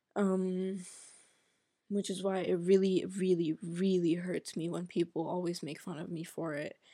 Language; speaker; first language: English; non-native, fluent; Arabic